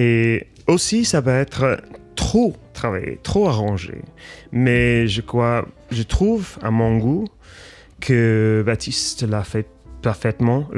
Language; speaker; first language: French; non-native, fluent; English